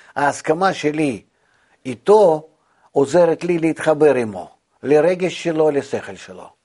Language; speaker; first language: Hebrew; non-native, fluent; Russian